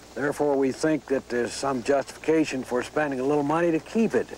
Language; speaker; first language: English; native; English